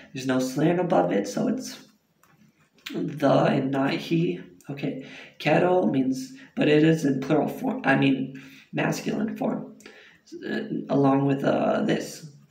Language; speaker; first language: English; native; English